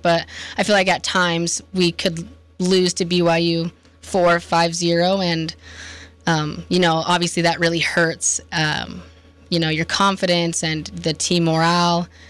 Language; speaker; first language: English; native; English